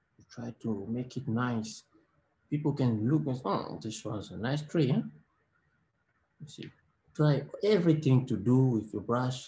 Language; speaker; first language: English; non-native, learner; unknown